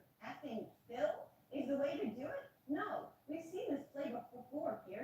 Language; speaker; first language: English; native; English